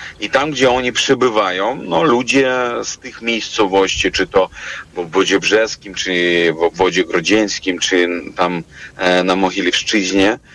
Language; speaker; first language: Polish; non-native, fluent; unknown